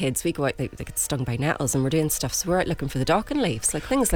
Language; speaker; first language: English; native; English